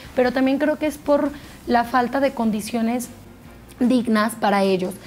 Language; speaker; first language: Spanish; native; Spanish